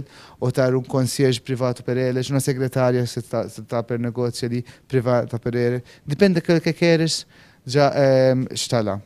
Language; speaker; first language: Portuguese; non-native, fluent; Maltese